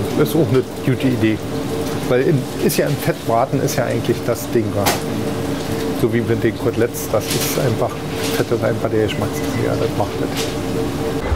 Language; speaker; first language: German; native; German